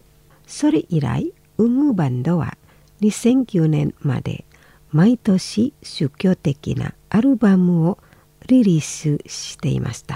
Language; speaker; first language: Japanese; non-native, fluent; Indonesian